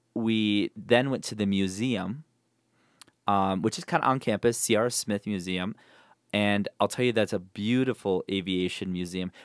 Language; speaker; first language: English; native; English